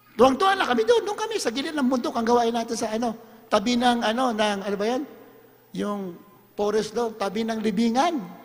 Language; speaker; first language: Filipino; non-native, local second language; Hiligaynon